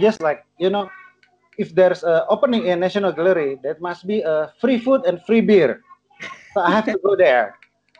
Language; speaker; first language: English; non-native, learner; Indonesian